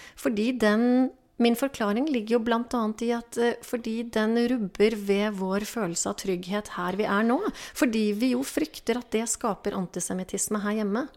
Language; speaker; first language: Norwegian; native; Norwegian